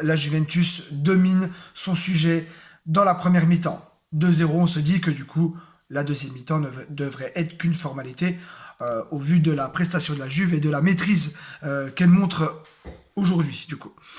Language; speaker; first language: French; native; French